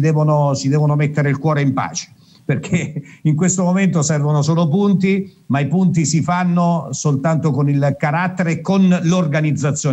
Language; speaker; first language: Italian; native; Italian